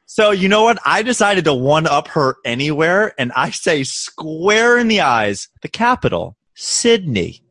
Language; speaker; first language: English; native; English